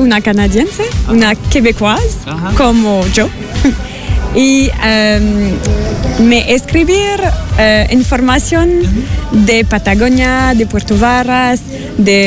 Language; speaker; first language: Spanish; non-native, learner; French